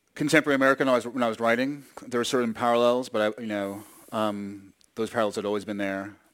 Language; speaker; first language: English; native; English